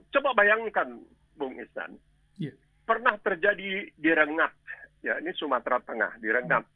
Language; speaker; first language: Indonesian; native; Indonesian